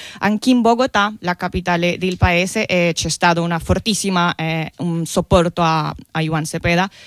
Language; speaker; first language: Italian; non-native, fluent; Spanish